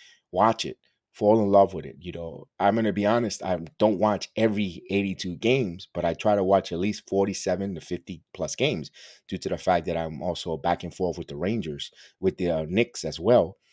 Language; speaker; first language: English; early bilingual, other home language; Spanish